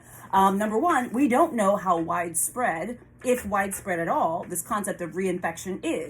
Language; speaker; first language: English; native; English